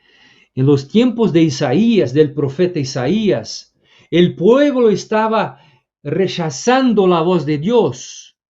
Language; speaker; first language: Spanish; non-native, fluent; Portuguese